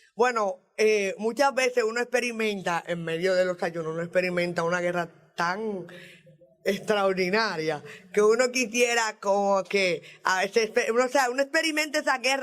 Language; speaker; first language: Spanish; native; Spanish